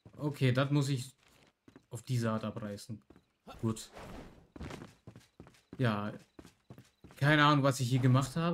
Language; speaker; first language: German; native; German